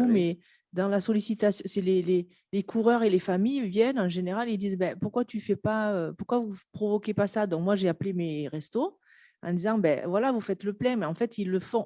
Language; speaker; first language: French; native; French